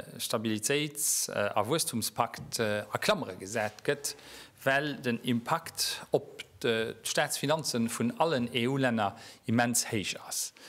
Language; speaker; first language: German; non-native, local second language; Luxembourgish